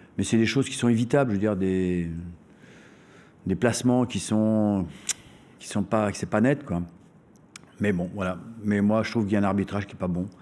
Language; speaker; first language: French; native; French